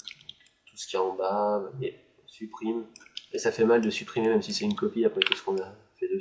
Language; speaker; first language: French; native; French